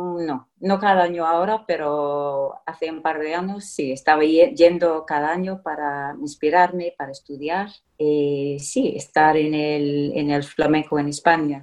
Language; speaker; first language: Spanish; non-native, fluent; English